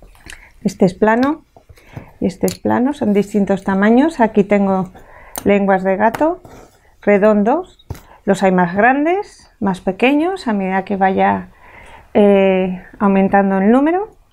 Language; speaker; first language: Spanish; native; Spanish